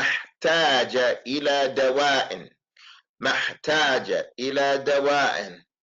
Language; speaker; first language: Arabic; non-native, fluent; English